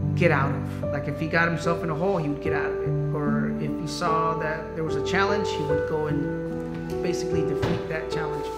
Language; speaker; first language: English; native; English